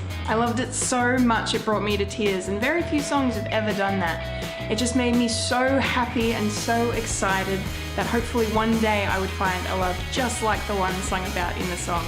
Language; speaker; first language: English; native; English